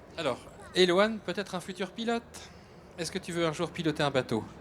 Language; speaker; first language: French; native; French